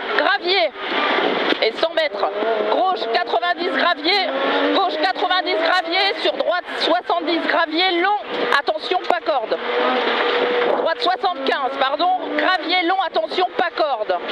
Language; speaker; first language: French; native; French